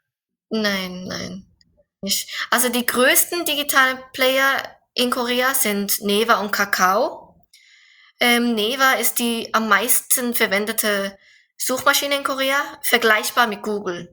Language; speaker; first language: German; non-native, fluent; Korean